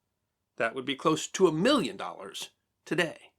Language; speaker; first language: English; native; English